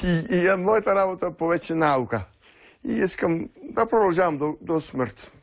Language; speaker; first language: Bulgarian; non-native, fluent; Dutch